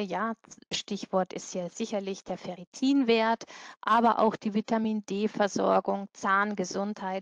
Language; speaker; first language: German; native; German